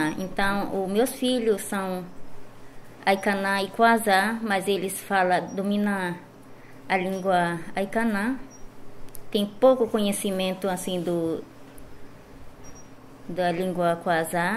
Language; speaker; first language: Portuguese; non-native, local second language; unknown